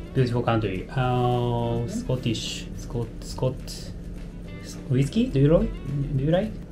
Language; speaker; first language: English; non-native, learner; Japanese